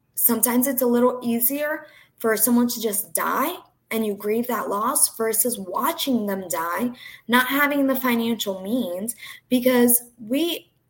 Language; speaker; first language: English; early bilingual, other home language; Portuguese